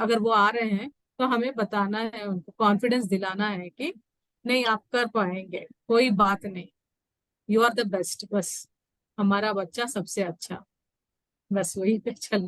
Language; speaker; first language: Hindi; native; Hindi